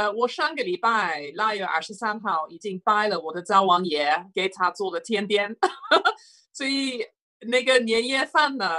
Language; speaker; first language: Chinese; non-native, fluent; English